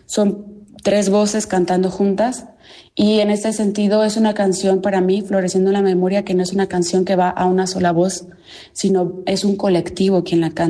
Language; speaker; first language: Spanish; native; Spanish